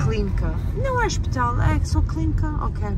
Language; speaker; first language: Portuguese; early bilingual, heritage; English